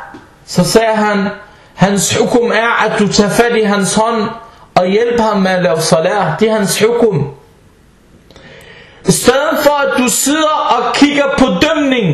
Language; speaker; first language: Danish; early bilingual, other home language; Arabic